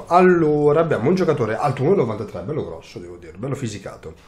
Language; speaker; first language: Italian; native; Italian